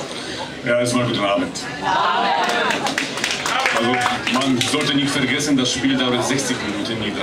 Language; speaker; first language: German; non-native, fluent; Polish